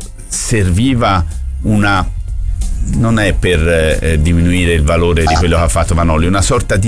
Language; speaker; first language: Italian; native; Italian